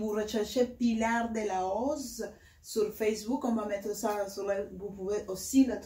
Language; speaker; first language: French; non-native, fluent; Spanish